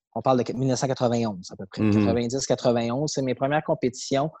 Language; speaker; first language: French; native; French